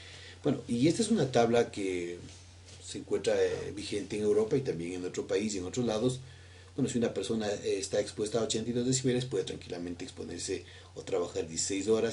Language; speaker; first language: Spanish; native; Spanish